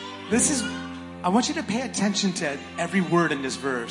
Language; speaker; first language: English; native; English